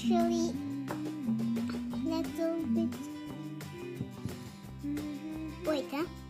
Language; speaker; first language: English; non-native, learner; French